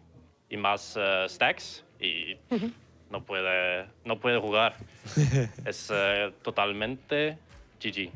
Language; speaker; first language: Spanish; non-native, learner; English